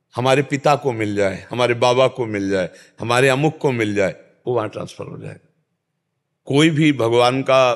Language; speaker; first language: Hindi; native; Hindi